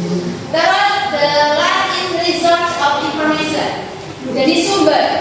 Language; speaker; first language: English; non-native, learner; Indonesian